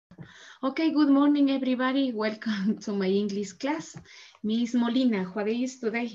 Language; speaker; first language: English; non-native, learner; Spanish